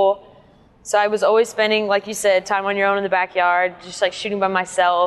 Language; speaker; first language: English; native; English